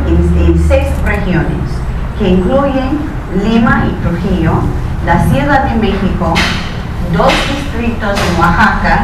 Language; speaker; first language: Spanish; non-native, fluent; English